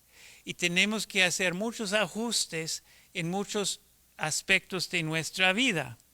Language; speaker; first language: Spanish; non-native, fluent; English